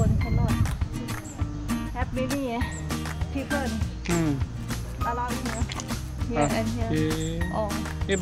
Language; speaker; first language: English; non-native, learner; Thai